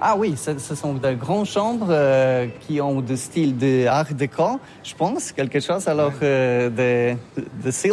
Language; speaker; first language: French; non-native, learner; Polish